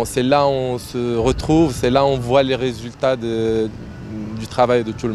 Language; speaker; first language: French; non-native, local second language; Arabic